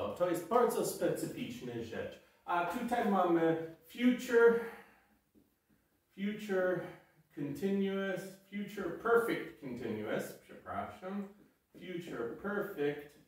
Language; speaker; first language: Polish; non-native, fluent; English